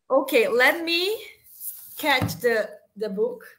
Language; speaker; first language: English; non-native, learner; Portuguese